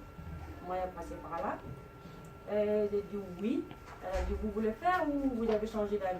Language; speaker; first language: French; non-native, learner; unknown